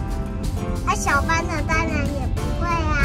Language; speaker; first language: Chinese; native; Chinese